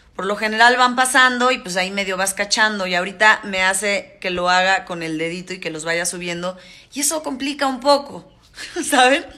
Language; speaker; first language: Spanish; native; Spanish